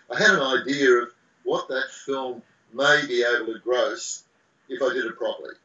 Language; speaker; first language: English; native; English